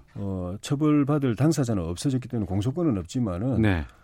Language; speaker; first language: Korean; native; Korean